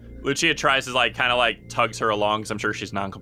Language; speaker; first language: English; native; English